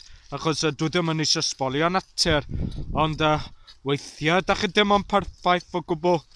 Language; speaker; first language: Welsh; non-native, learner; English